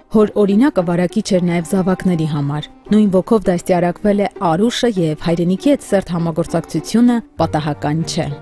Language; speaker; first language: Armenian; native; Armenian